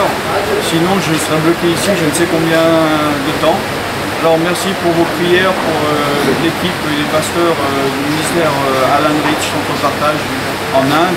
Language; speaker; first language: French; native; French